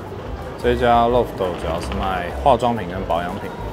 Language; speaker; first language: Chinese; native; Chinese